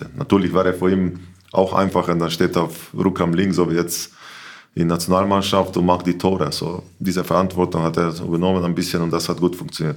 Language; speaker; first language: German; non-native, learner; Slovenian